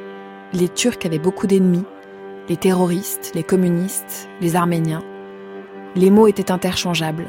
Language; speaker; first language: French; native; French